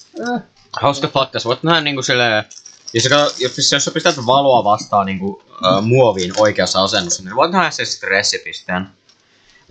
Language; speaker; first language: Finnish; native; Finnish